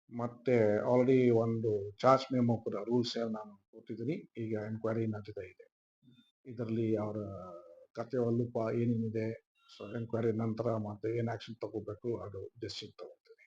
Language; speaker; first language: Kannada; non-native, fluent; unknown